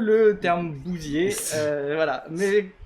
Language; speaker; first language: French; native; French